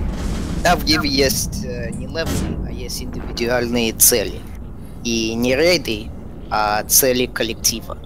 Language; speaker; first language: Russian; early bilingual, heritage; Russian